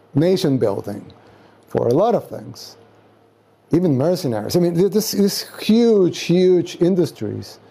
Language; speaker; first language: English; non-native, fluent; Spanish